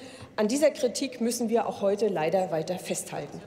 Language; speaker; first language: German; native; German